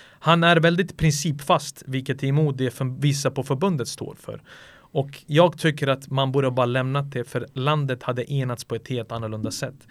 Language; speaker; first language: Swedish; early bilingual, other home language; Serbian